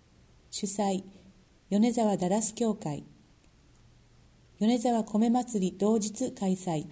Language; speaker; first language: Japanese; native; Japanese